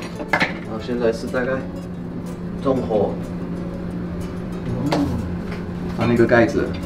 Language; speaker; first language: Chinese; non-native, fluent; French